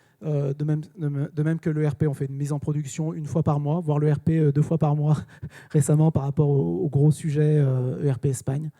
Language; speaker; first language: French; native; French